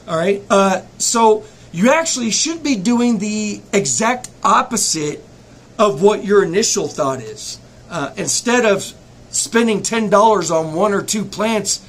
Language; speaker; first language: English; native; English